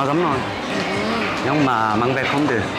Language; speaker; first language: Vietnamese; non-native, learner; Korean